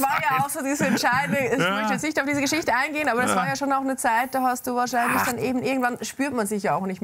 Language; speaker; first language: German; native; German